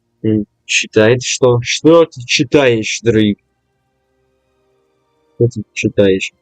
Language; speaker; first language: Russian; non-native, learner; English